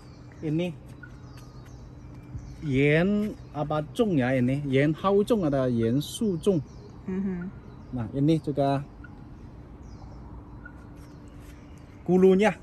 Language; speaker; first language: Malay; non-native, learner; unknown